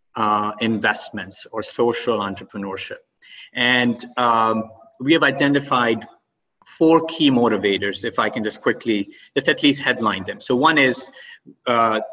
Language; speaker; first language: English; non-native, fluent; Arabic